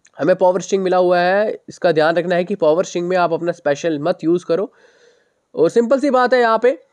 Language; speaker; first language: Hindi; native; Hindi